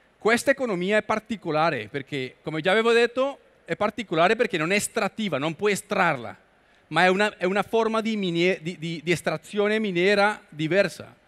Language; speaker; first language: Italian; non-native, learner; Spanish